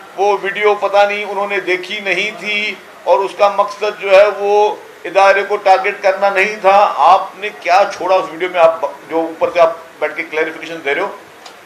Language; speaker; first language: Urdu; non-native, local second language; Sindhi